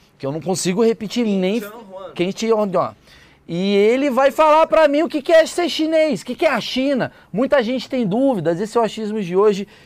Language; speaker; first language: Portuguese; native; Portuguese